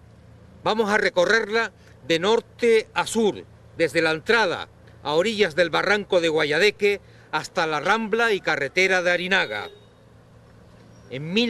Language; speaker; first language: Spanish; native; Spanish